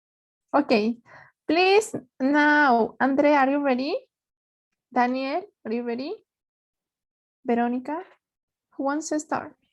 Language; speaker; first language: English; non-native, fluent; Spanish